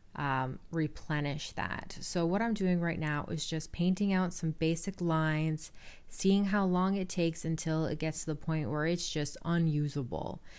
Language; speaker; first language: English; native; English